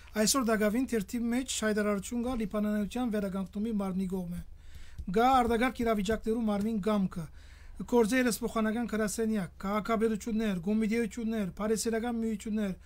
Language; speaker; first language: Armenian; early bilingual, heritage; Armenian